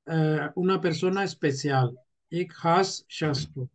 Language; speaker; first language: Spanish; non-native, fluent; Urdu